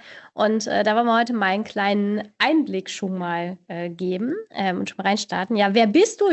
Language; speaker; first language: German; native; German